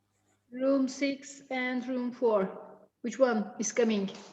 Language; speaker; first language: English; non-native, fluent; Turkish